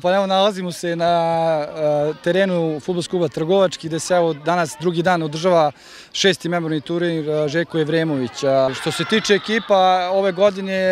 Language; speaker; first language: Croatian; native; Croatian